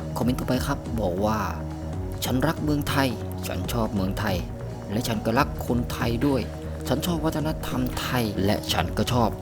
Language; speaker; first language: Thai; native; Thai